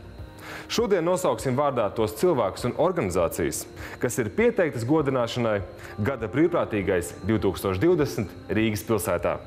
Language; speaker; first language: Latvian; native; Latvian